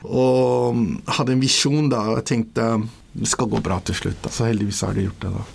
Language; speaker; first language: Norwegian; early bilingual, other home language; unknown